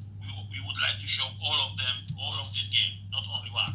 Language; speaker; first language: English; non-native, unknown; Polish